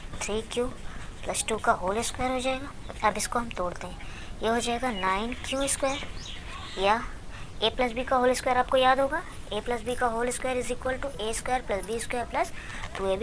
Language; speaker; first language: Hindi; native; Hindi